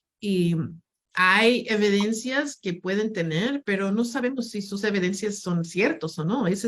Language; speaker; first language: Spanish; non-native, fluent; English